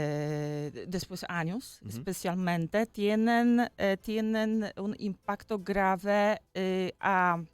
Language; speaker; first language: Spanish; non-native, fluent; Polish